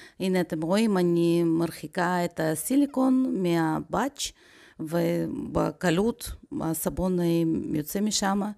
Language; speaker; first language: Hebrew; non-native, fluent; Russian